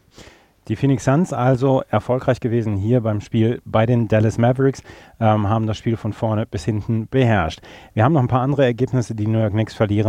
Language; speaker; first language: German; native; German